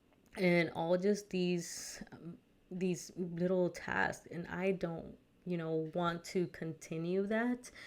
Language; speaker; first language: English; early bilingual, other home language; Spanish